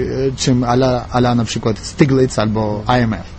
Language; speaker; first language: Polish; non-native, fluent; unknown